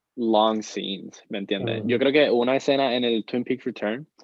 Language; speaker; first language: English; non-native, fluent; Spanish